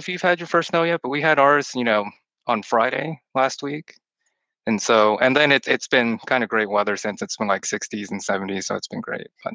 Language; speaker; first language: English; early bilingual, other home language; Chinese